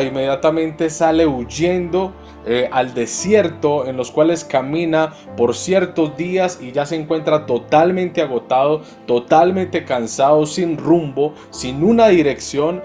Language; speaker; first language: Spanish; native; Spanish